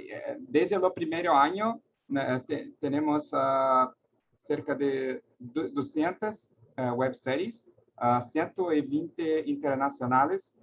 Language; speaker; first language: Spanish; non-native, learner; Portuguese